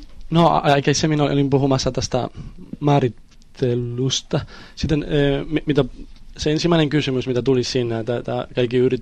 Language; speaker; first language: Finnish; non-native, fluent; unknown